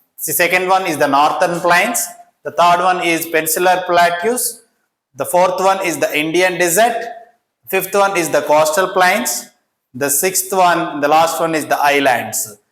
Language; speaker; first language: English; non-native, local second language; Telugu